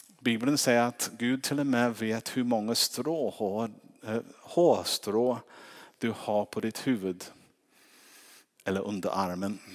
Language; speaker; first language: Swedish; non-native, fluent; English